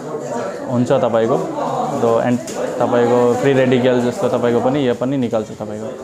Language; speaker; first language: Nepali; non-native, learner; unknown